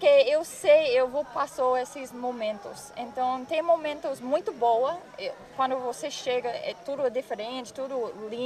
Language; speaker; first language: Portuguese; non-native, learner; English